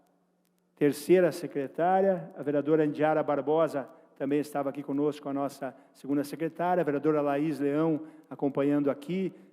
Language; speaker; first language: Portuguese; native; Portuguese